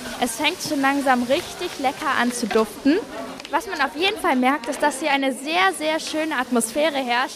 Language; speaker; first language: German; native; German